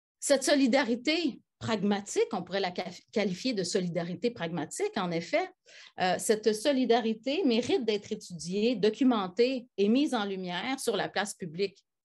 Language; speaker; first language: French; native; French